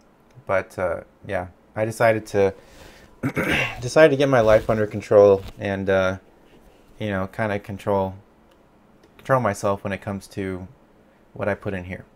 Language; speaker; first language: English; native; English